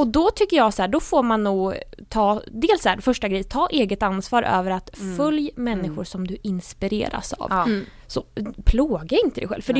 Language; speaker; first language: Swedish; native; Swedish